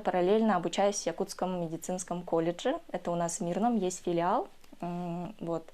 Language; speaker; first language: Russian; early bilingual, other home language; Kyrgyz